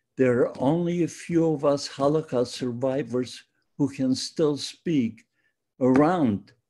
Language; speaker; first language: English; non-native, fluent; Polish